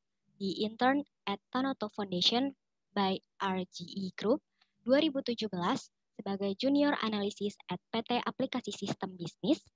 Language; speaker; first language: Indonesian; native; Indonesian